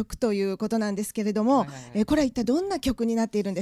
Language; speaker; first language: Japanese; native; Japanese